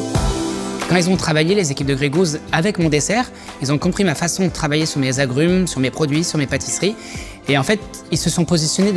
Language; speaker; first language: French; native; French